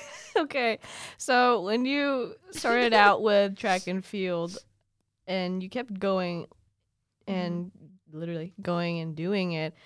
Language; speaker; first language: English; early bilingual, other home language; Filipino